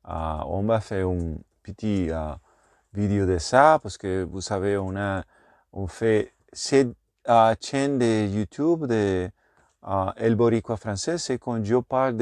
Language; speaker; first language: French; non-native, learner; Spanish